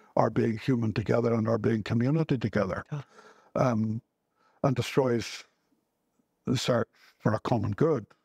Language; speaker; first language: English; native; English